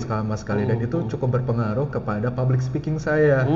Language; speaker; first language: Indonesian; native; Indonesian